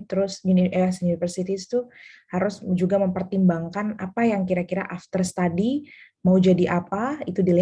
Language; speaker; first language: Indonesian; native; Indonesian